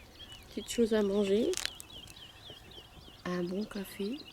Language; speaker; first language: French; native; French